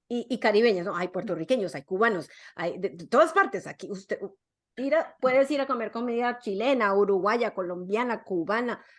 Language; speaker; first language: Spanish; early bilingual, other home language; English